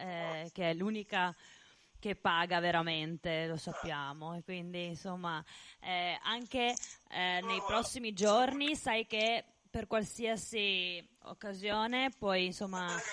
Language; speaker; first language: Italian; native; Italian